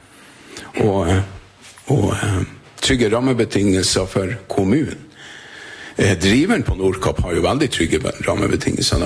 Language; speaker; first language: Norwegian; native; Norwegian